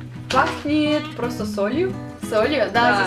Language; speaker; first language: Russian; non-native, learner; Korean